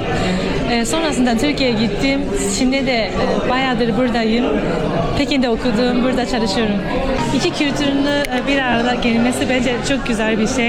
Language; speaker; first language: Turkish; early bilingual, heritage; Turkish